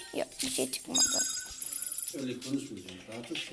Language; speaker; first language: Turkish; early bilingual, heritage; Turkish